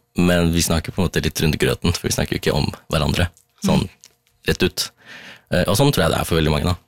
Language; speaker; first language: Norwegian; early bilingual, other home language; Tamil